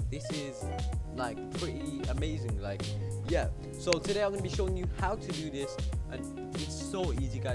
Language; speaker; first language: English; native; English